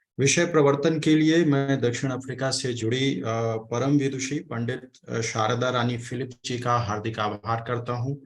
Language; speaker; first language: Hindi; native; Hindi